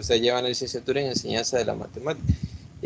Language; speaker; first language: Spanish; native; Spanish